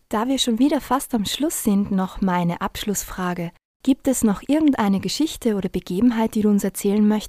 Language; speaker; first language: German; native; German